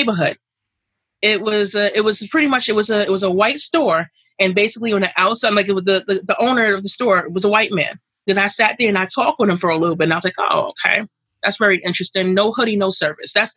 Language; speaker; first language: English; native; English